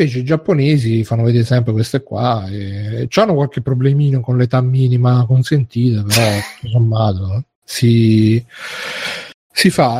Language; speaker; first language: Italian; native; Italian